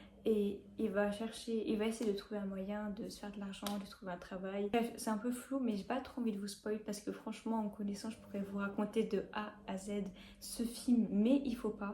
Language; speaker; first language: French; native; French